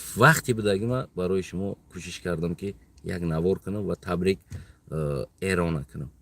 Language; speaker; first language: Tajik; non-native, local second language; Uzbek